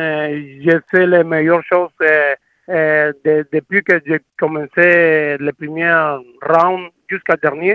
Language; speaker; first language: French; non-native, learner; Spanish